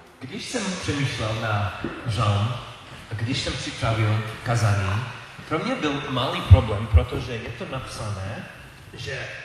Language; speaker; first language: Czech; non-native, learner; English